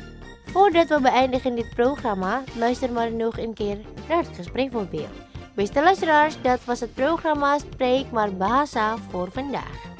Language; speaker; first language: Dutch; non-native, fluent; Indonesian